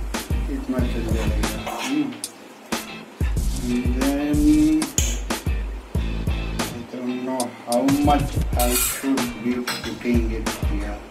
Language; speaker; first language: English; non-native, local second language; Hindi